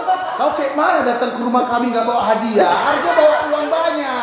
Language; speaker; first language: Indonesian; native; Indonesian